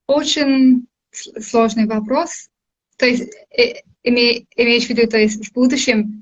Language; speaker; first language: Russian; non-native, fluent; English